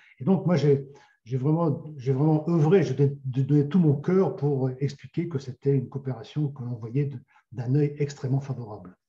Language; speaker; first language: French; native; French